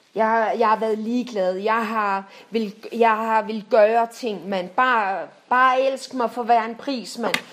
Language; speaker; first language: Danish; native; Danish